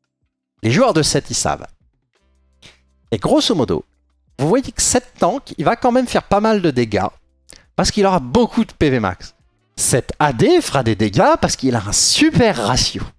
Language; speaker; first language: French; native; French